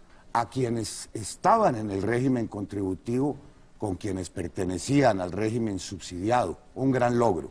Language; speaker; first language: Spanish; native; Spanish